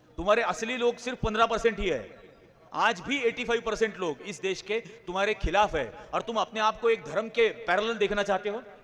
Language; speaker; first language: Hindi; non-native, local second language; Marathi